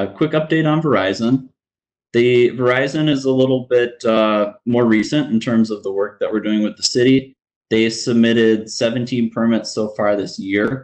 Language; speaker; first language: English; native; English